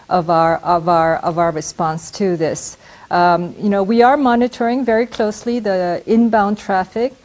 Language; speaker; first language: English; non-native, fluent; Korean